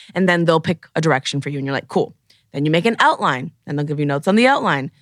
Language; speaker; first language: English; native; English